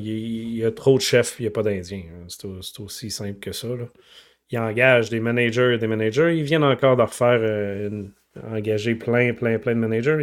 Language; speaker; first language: French; native; French